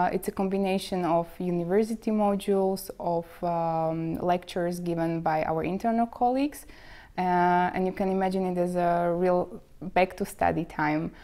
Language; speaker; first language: English; non-native, fluent; Slovak